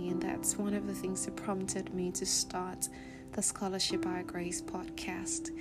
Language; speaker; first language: English; non-native, local second language; Igbo